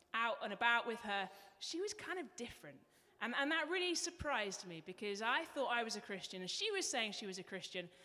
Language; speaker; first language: English; native; English